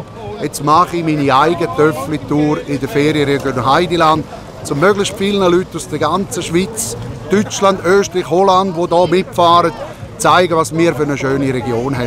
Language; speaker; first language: German; native; German